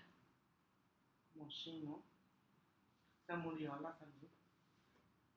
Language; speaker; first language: Spanish; non-native, learner; Japanese